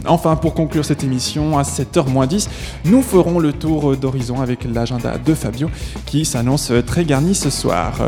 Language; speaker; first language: French; native; French